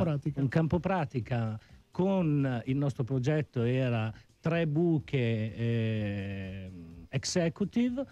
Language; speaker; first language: Italian; native; Italian